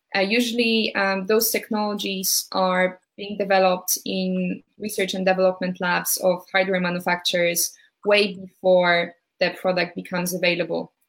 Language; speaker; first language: English; non-native, fluent; Polish